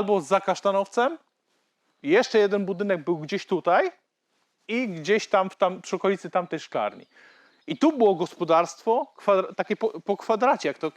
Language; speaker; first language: Polish; native; Polish